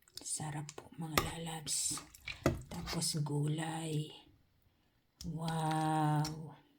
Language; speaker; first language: Filipino; native; Filipino